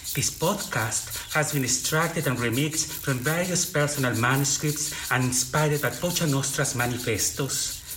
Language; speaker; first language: English; non-native, fluent; Spanish